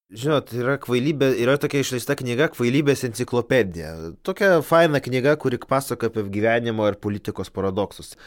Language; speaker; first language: Lithuanian; non-native, local second language; Polish